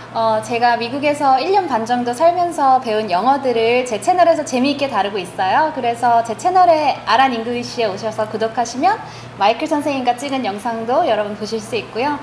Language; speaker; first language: Korean; native; Korean